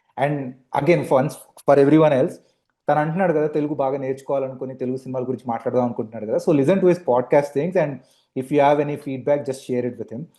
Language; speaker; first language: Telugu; native; Telugu